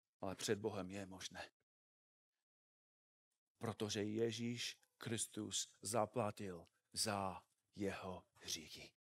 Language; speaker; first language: Czech; non-native, fluent; English